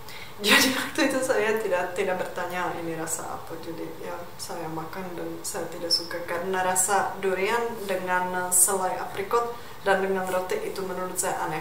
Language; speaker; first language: Indonesian; non-native, fluent; Czech